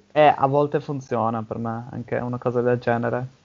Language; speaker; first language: Italian; non-native, learner; English